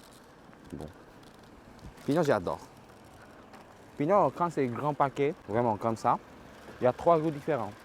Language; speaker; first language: French; non-native, fluent; Japanese